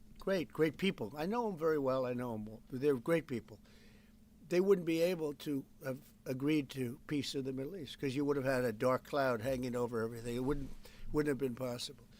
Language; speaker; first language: English; native; English